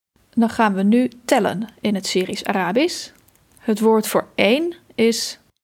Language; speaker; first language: Dutch; native; Dutch